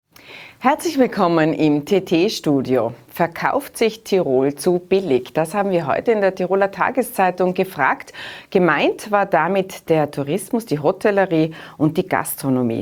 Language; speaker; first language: German; native; German